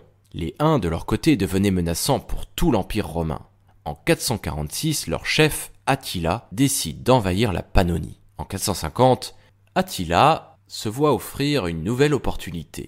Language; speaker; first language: French; native; French